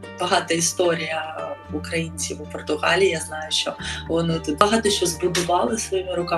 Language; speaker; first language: Ukrainian; native; Ukrainian